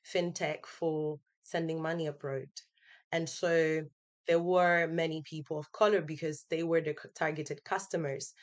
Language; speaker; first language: English; non-native, fluent; Italian